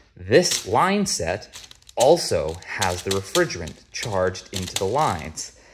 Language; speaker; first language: English; native; English